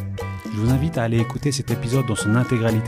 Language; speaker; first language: French; native; French